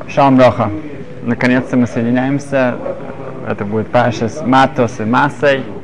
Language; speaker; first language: Russian; early bilingual, other home language; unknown